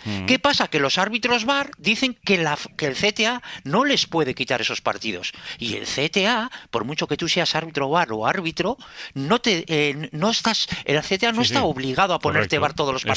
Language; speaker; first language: Spanish; native; Spanish